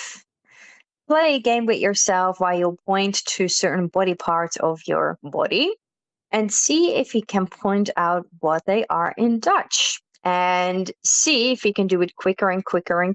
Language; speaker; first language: English; non-native, fluent; Dutch